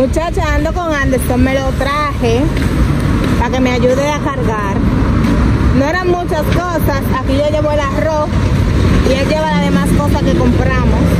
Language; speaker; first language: Spanish; native; Spanish